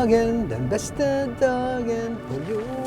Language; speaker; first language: Norwegian; native; Norwegian